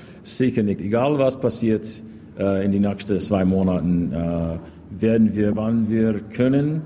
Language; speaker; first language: German; non-native, learner; English